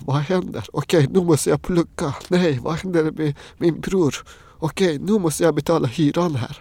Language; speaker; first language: Swedish; non-native, fluent; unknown